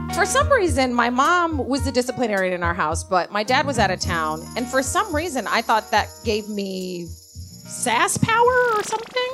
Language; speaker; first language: English; native; English